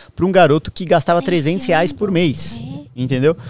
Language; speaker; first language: Portuguese; native; Portuguese